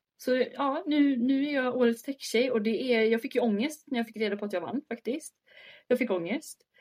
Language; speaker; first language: Swedish; early bilingual, other home language; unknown